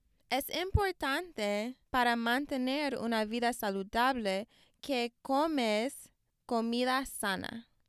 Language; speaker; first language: Spanish; non-native, learner; English